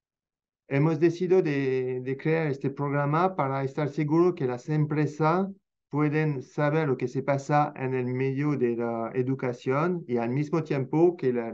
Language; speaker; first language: Spanish; non-native, fluent; French